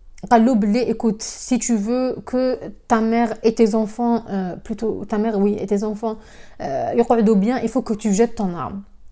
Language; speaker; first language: French; non-native, local second language; Arabic